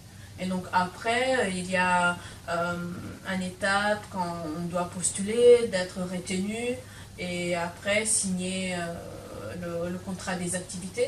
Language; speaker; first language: French; non-native, fluent; Lithuanian